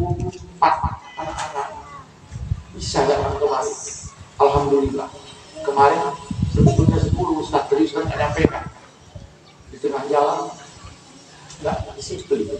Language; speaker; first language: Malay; non-native, local second language; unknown